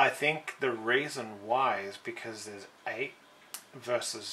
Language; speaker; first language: English; native; English